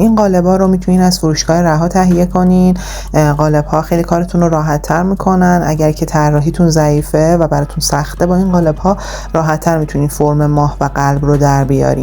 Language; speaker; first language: Persian; native; Persian